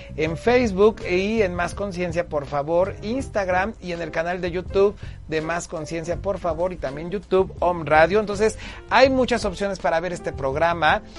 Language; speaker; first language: Spanish; native; Spanish